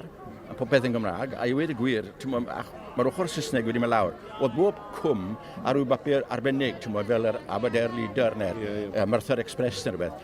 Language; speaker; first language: Welsh; native; Welsh